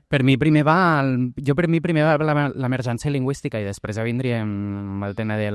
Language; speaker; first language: Catalan; early bilingual, other home language; Portuguese